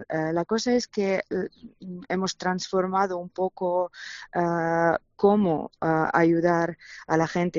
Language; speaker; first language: Spanish; non-native, fluent; Ukrainian